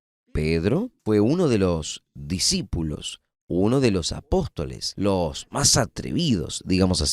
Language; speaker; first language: Spanish; non-native, fluent; Portuguese